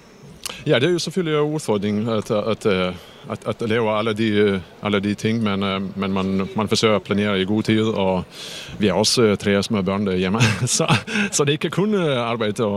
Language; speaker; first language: Danish; non-native, fluent; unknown